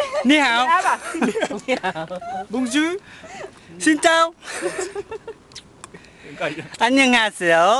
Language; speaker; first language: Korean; non-native, learner; Vietnamese